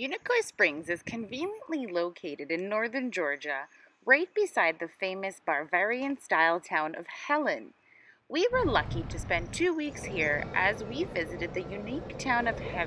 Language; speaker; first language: English; native; English